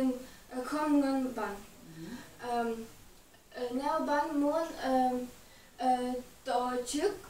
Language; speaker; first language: Vietnamese; non-native, learner; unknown